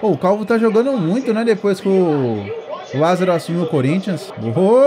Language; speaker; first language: Portuguese; native; Portuguese